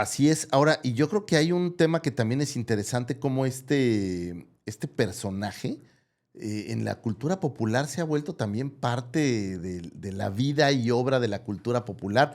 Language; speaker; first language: Spanish; native; Spanish